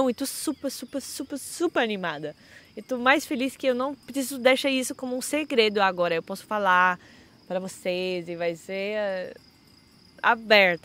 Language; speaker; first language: Portuguese; non-native, fluent; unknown